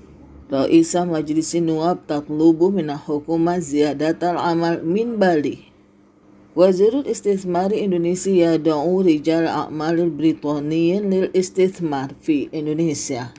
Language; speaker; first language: Arabic; non-native, fluent; Indonesian